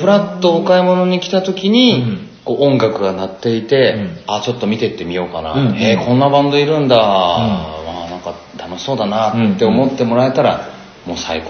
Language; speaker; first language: Japanese; native; Japanese